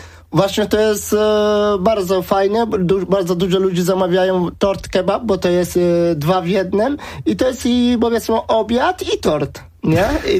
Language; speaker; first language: Polish; early bilingual, other home language; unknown